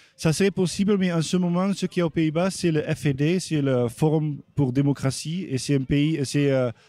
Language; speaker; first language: French; early bilingual, heritage; French